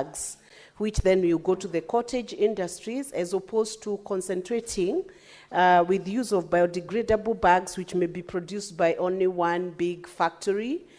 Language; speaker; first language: English; non-native, local second language; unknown